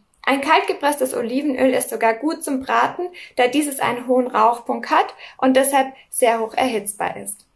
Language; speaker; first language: German; native; German